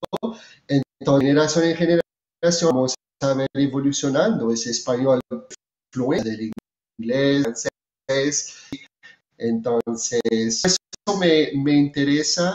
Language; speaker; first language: Spanish; non-native, fluent; French